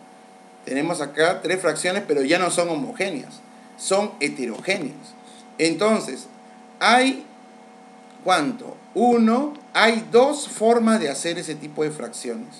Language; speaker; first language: Spanish; native; Spanish